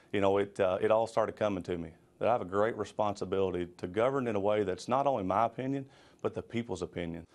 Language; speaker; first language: English; native; English